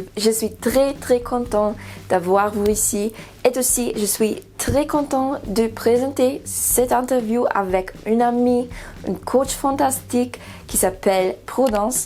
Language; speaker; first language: French; non-native, learner; English